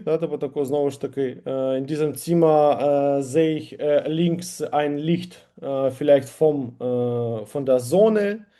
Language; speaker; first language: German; non-native, learner; Ukrainian